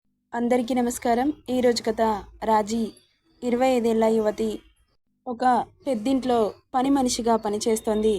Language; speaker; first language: Telugu; native; Telugu